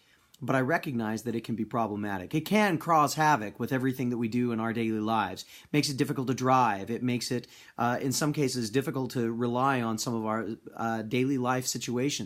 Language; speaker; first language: English; native; English